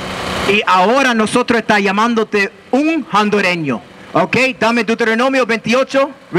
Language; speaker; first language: Spanish; non-native, learner; English